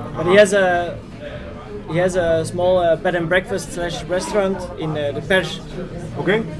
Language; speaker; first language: English; non-native, fluent; Dutch